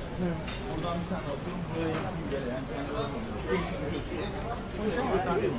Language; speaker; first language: Turkish; native; Turkish